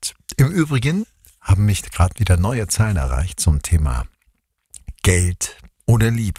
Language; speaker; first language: German; native; German